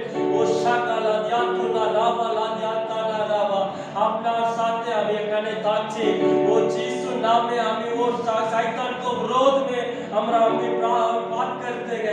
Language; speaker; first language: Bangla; non-native, learner; Hindi